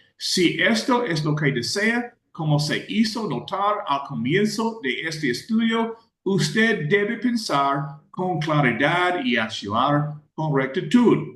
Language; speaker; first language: Spanish; non-native, fluent; English